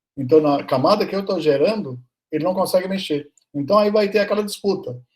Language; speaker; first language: Portuguese; non-native, fluent; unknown